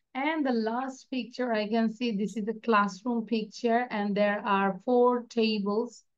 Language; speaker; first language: English; non-native, local second language; Bangla